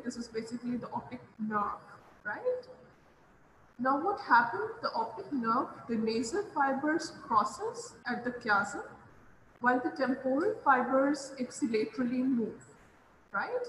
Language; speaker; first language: English; non-native, local second language; Hindi